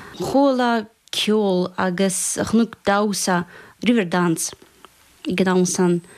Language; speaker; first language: Irish; non-native, fluent; Russian